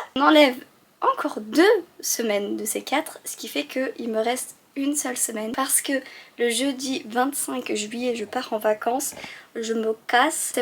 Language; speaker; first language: French; early bilingual, other home language; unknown